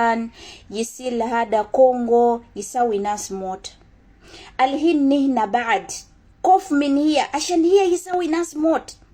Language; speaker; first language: Arabic; non-native, learner; Ganda